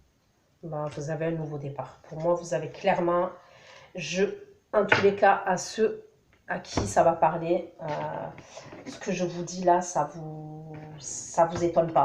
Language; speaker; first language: French; native; French